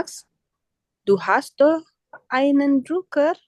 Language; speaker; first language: German; non-native, learner; Indonesian